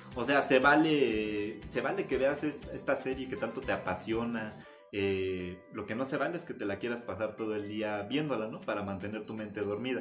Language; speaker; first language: Spanish; native; Spanish